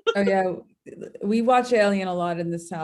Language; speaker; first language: English; native; English